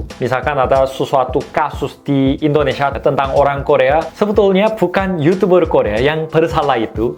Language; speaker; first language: Indonesian; non-native, fluent; Korean